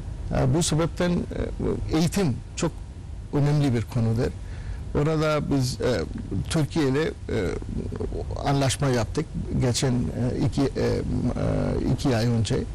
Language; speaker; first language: Turkish; non-native, learner; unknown